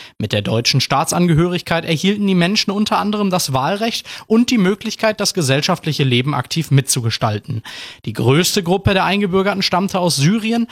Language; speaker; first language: German; native; German